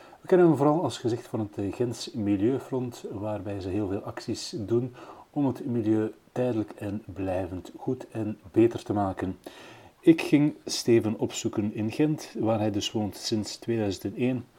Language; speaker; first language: Dutch; native; Dutch